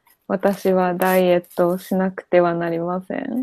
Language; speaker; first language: Japanese; non-native, fluent; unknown